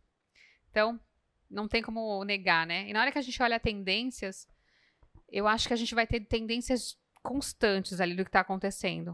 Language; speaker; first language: Portuguese; native; Portuguese